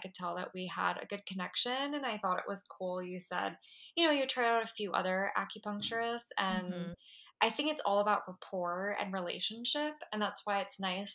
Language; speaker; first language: English; native; English